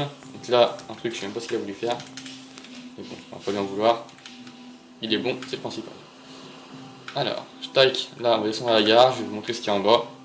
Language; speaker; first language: French; native; French